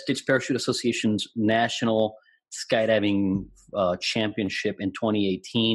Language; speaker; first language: English; non-native, fluent; Spanish